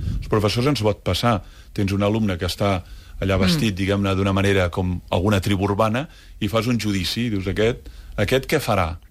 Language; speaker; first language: Catalan; native; Catalan